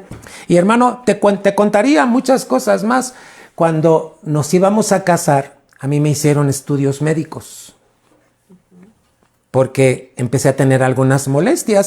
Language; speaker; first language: Spanish; native; Spanish